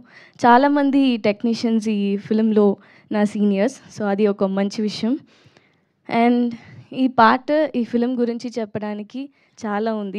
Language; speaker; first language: Telugu; non-native, learner; Tamil